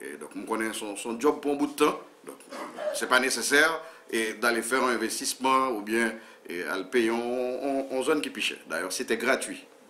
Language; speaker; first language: French; non-native, local second language; Haitian Creole